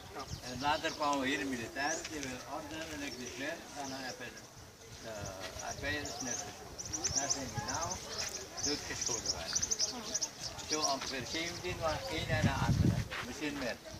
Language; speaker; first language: Dutch; non-native, local second language; Javanese